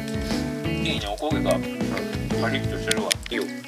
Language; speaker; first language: Japanese; native; Japanese